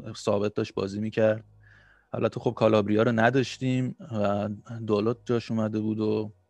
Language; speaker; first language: Persian; native; Persian